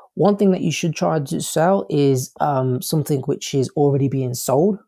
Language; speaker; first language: English; native; English